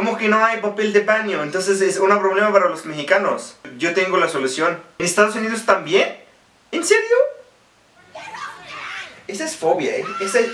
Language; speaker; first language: Spanish; non-native, fluent; Arabic